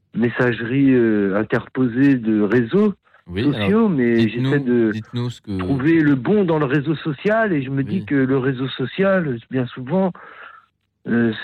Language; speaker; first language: French; native; French